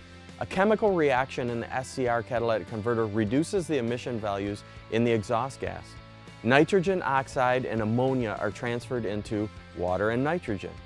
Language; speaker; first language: English; native; English